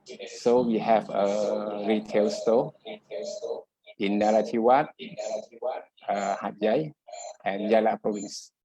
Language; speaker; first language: English; non-native, fluent; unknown